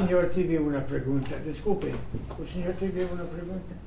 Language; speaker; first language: Portuguese; non-native, fluent; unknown